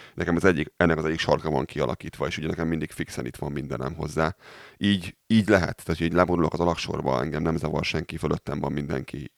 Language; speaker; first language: Hungarian; native; Hungarian